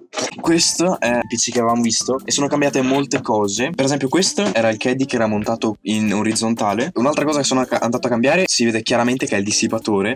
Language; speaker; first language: Italian; native; Italian